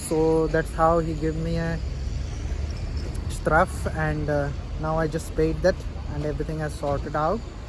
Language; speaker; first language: English; non-native, local second language; Bangla